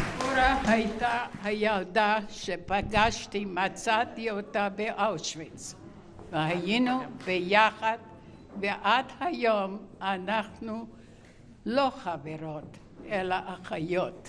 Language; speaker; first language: Hebrew; non-native, fluent; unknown